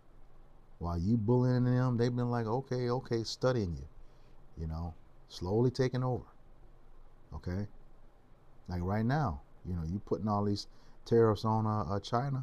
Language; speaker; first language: English; native; English